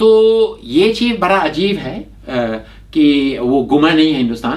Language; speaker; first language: Hindi; non-native, fluent; English